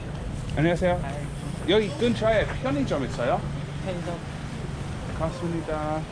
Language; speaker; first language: Korean; non-native, learner; English